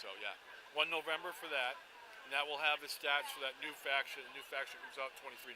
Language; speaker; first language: English; native; English